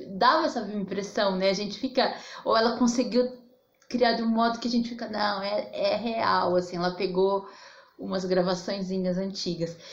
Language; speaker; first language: Portuguese; native; Portuguese